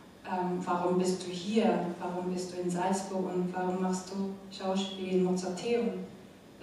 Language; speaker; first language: German; non-native, fluent; Korean